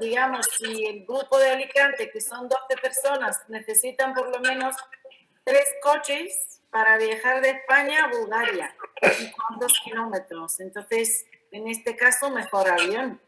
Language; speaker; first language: Spanish; non-native, fluent; Bulgarian